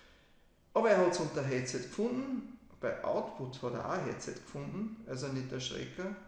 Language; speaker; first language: German; native; German